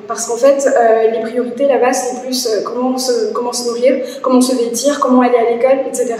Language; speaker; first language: French; non-native, local second language; Malagasy